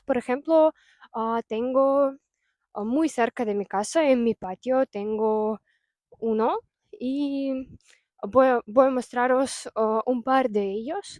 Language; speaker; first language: Spanish; non-native, fluent; Russian